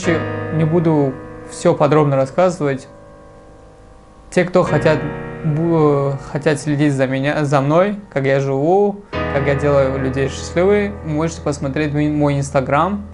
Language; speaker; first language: Russian; non-native, local second language; Tajik